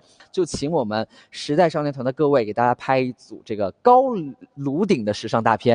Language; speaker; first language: Chinese; native; Chinese